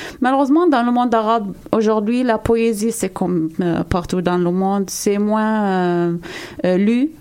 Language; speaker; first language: French; non-native, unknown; Arabic